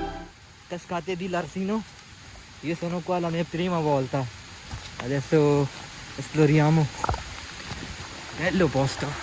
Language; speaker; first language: Italian; non-native, learner; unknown